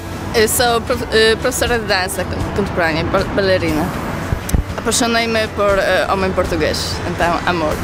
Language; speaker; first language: Portuguese; non-native, learner; Polish